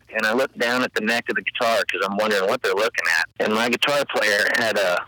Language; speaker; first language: English; native; English